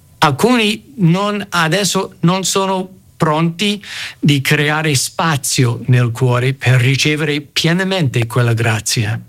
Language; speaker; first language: Italian; non-native, fluent; English